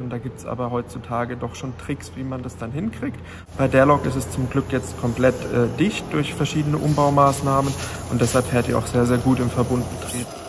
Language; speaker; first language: German; native; German